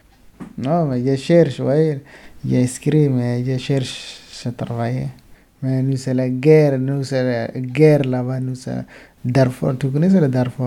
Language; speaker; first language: French; non-native, learner; Arabic